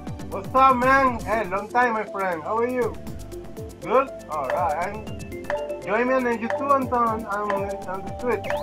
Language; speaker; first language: English; non-native, learner; Spanish